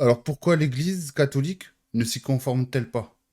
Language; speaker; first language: French; native; French